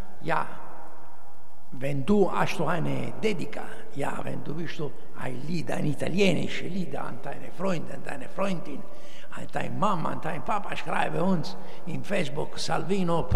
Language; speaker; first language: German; non-native, learner; Italian